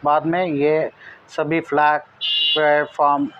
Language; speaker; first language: Hindi; non-native, local second language; Telugu